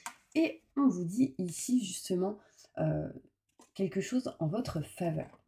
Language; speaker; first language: French; native; French